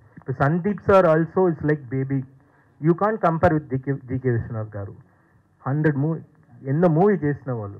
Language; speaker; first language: Telugu; non-native, fluent; Tamil